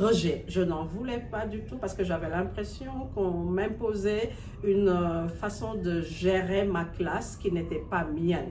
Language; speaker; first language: French; non-native, local second language; Wolof